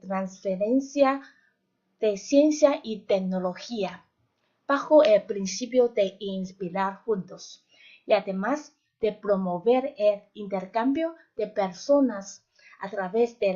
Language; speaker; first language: Spanish; non-native, fluent; Chinese